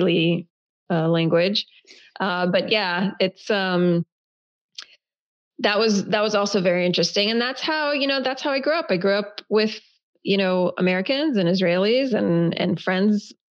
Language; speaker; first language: English; early bilingual, other home language; Hebrew